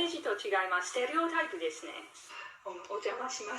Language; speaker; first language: Japanese; non-native, fluent; English